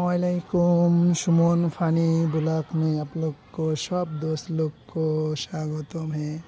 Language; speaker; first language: Hindi; non-native, local second language; Bangla